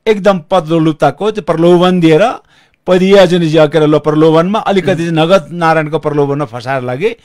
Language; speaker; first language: Nepali; non-native, local second language; Sherpa